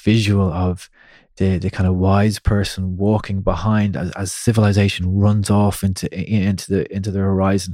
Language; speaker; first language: English; native; English